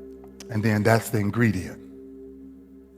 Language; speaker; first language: English; native; English